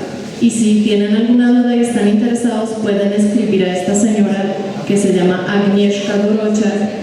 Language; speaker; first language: Spanish; non-native, fluent; Polish